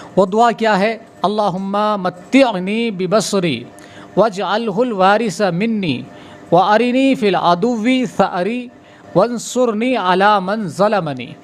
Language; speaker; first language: Urdu; native; Urdu